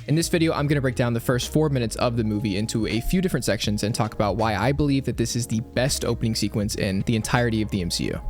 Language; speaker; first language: English; native; English